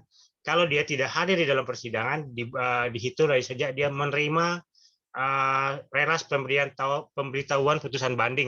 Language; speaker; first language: Indonesian; native; Indonesian